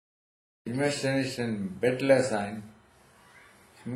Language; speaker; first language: German; non-native, fluent; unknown